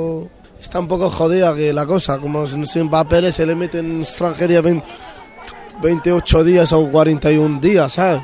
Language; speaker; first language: Spanish; non-native, learner; Arabic